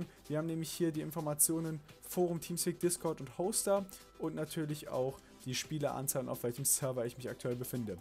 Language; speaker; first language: German; native; German